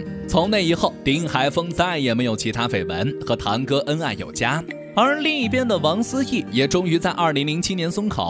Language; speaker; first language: Chinese; native; Chinese